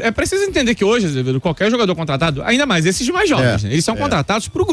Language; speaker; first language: Portuguese; native; Portuguese